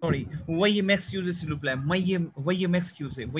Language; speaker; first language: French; non-native, fluent; Hindi